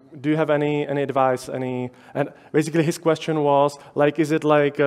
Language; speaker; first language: English; non-native, fluent; Czech